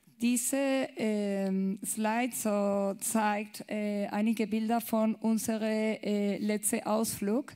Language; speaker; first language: German; non-native, learner; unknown